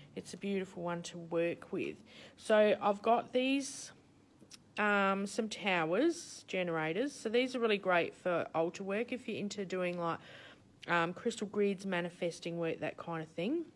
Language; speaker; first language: English; native; English